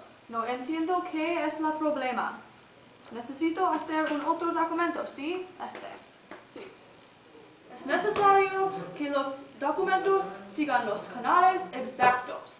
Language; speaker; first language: Spanish; non-native, learner; English